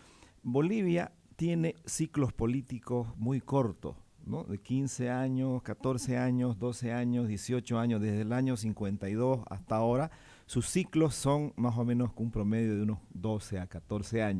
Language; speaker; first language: Spanish; native; Spanish